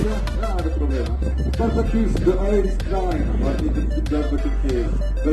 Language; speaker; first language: Dutch; non-native, local second language; French